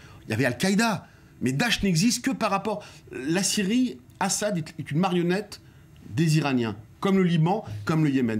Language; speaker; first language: French; native; French